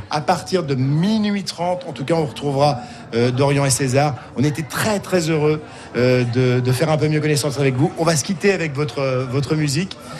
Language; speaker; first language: French; native; French